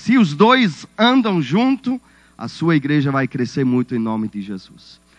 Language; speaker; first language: Portuguese; non-native, fluent; German